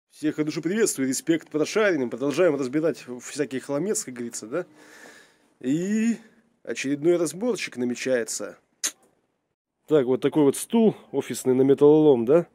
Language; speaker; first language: Russian; native; Russian